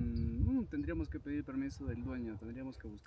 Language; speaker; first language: Spanish; native; Spanish